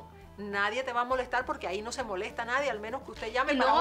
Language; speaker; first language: Spanish; native; Spanish